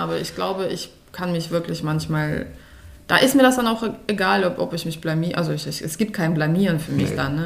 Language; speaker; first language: German; early bilingual, other home language; Russian